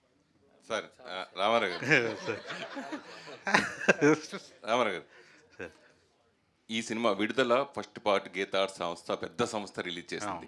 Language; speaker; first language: Telugu; native; Telugu